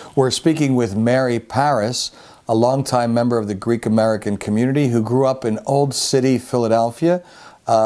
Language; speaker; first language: English; native; English